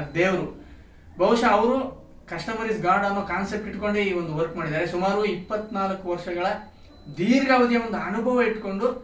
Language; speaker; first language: Kannada; native; Kannada